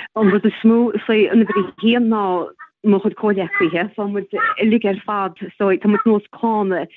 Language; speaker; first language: Irish; native; Irish